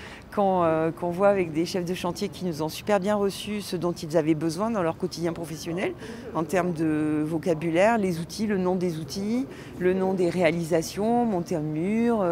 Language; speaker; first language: French; native; French